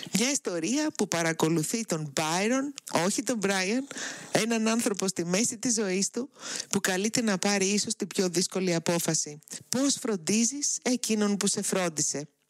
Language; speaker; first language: Greek; native; Greek